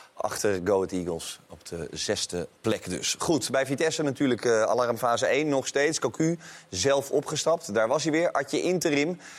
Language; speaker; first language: Dutch; native; Dutch